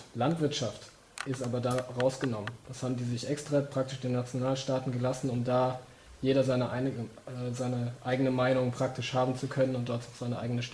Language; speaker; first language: German; native; German